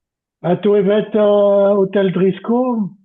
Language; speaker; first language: Hebrew; non-native, learner; French